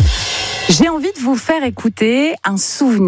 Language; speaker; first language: French; native; French